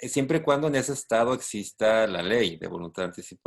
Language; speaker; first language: Spanish; native; Spanish